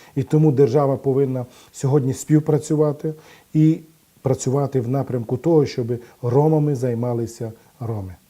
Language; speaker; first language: Ukrainian; non-native, local second language; Romany